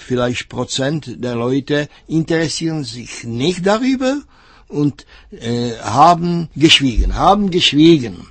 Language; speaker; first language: German; non-native, fluent; Czech